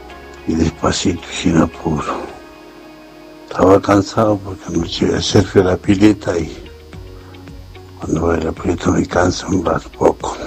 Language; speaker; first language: Spanish; native; Spanish